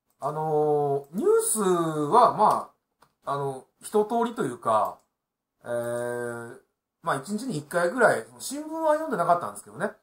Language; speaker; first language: Japanese; native; Japanese